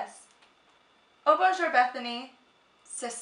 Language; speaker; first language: French; non-native, learner; English